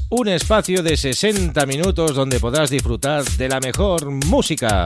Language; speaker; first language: Spanish; native; Spanish